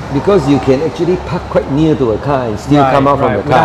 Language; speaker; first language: English; non-native, local second language; Min Nan Chinese